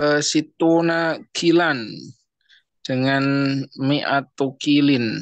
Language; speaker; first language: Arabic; non-native, learner; Indonesian